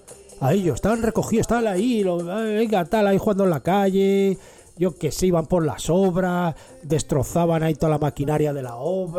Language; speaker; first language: Spanish; native; Spanish